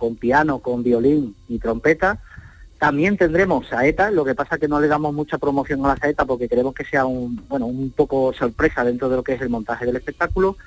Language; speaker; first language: Spanish; native; Spanish